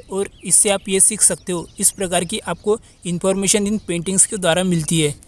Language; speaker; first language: Hindi; non-native, local second language; Marathi